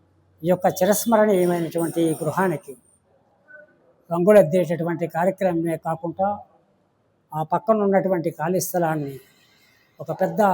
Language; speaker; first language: Telugu; native; Telugu